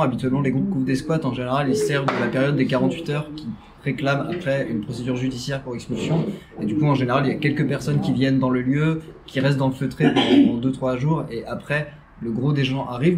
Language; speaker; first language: French; native; French